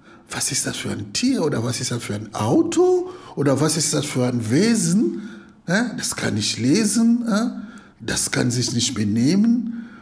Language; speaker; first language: German; non-native, fluent; Lingala